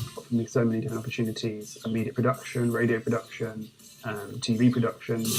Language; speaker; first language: English; native; English